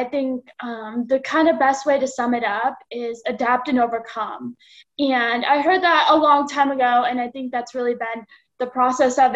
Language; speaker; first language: English; native; English